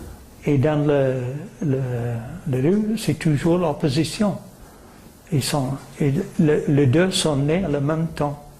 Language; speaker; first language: French; non-native, fluent; English